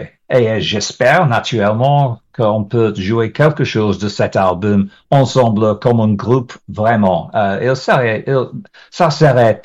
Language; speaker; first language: French; non-native, learner; English